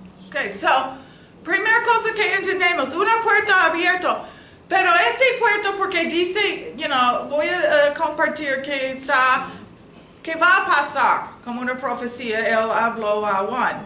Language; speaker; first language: Spanish; non-native, learner; English